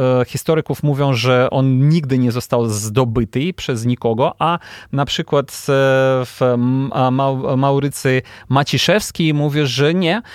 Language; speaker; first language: Polish; non-native, fluent; Ukrainian